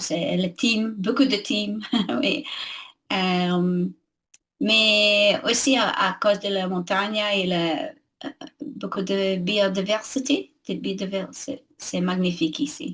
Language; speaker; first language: French; non-native, learner; English